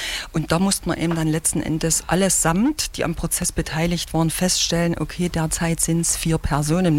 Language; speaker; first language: German; native; German